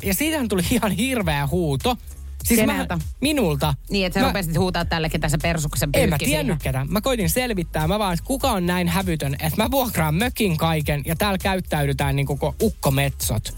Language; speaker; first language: Finnish; native; Finnish